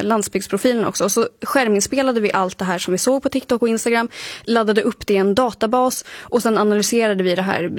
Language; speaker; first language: Swedish; native; Swedish